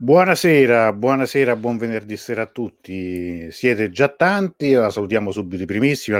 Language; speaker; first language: Italian; early bilingual, other home language; Persian